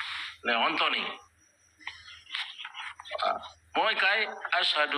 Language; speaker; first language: Japanese; non-native, learner; Indonesian